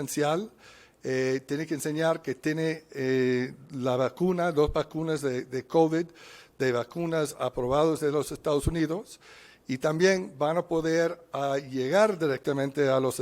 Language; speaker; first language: Spanish; non-native, fluent; English